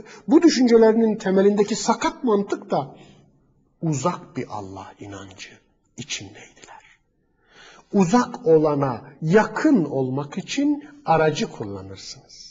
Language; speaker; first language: Turkish; native; Turkish